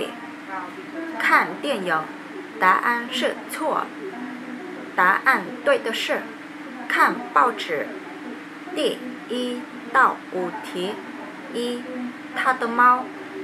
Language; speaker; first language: Chinese; non-native, learner; Vietnamese